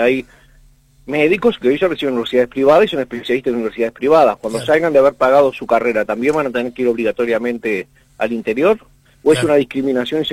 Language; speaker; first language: Spanish; native; Spanish